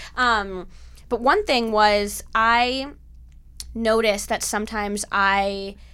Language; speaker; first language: English; native; English